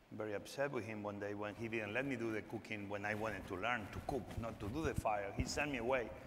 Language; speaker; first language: English; non-native, fluent; Spanish